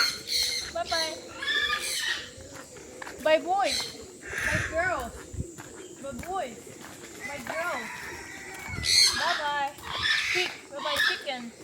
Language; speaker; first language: English; non-native, learner; Thai